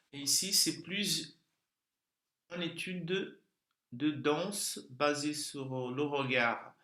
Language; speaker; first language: French; non-native, fluent; Portuguese